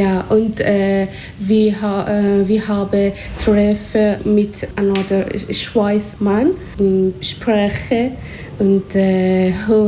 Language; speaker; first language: German; non-native, learner; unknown